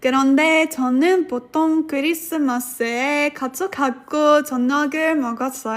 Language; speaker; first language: Korean; non-native, fluent; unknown